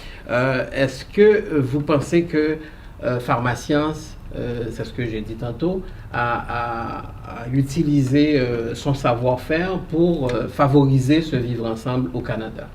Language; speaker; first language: French; native; French